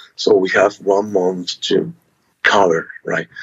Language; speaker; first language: English; non-native, learner; Spanish